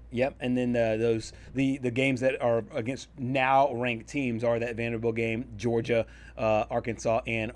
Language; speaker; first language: English; native; English